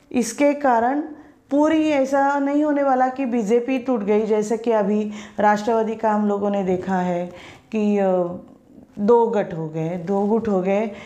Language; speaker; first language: Hindi; non-native, local second language; Marathi